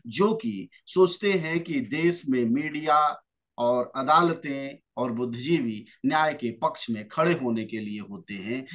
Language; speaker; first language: Hindi; native; Hindi